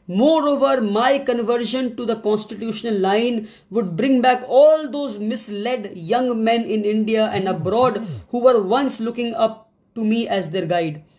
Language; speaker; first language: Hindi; non-native, local second language; Kannada